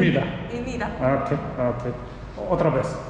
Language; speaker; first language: Spanish; non-native, learner; Korean